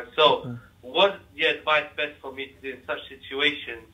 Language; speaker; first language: English; native; English